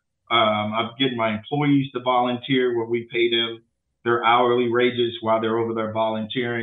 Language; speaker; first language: English; native; English